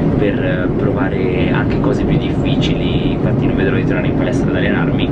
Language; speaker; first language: Italian; native; Italian